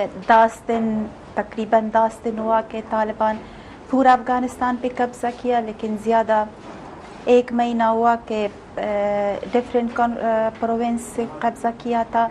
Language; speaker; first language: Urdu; non-native, learner; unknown